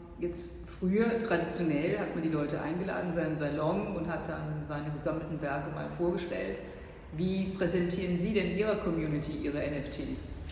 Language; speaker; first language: German; native; German